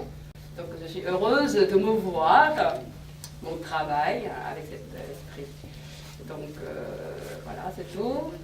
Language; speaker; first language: French; non-native, learner; Korean